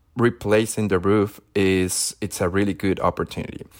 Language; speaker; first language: English; non-native, fluent; Spanish